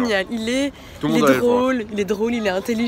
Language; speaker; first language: French; native; French